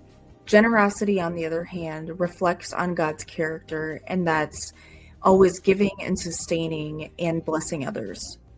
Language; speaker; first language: English; native; English